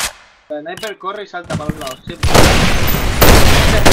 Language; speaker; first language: Spanish; native; Spanish